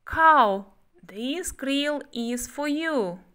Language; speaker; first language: English; non-native, fluent; Kazakh